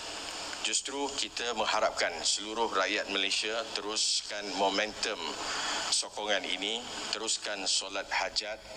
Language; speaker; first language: Malay; native; Malay